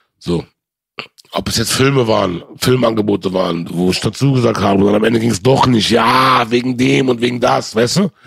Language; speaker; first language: German; early bilingual, other home language; Arabic